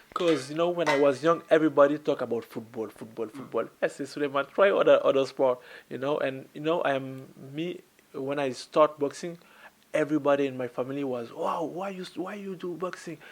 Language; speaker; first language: English; non-native, learner; French